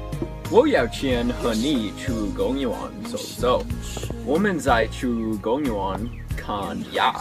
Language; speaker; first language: Chinese; non-native, learner; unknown